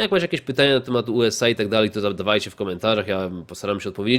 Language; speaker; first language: Polish; native; Polish